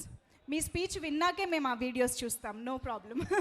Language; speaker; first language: Telugu; native; Telugu